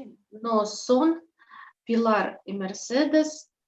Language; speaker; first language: Spanish; non-native, learner; Russian